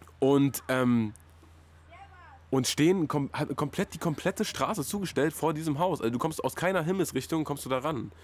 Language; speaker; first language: German; native; German